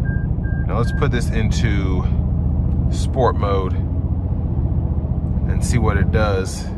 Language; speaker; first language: English; native; English